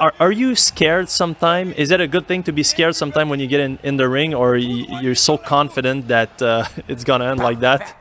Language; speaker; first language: English; non-native, fluent; French